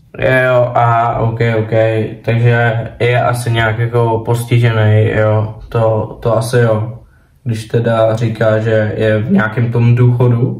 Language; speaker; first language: Czech; native; Czech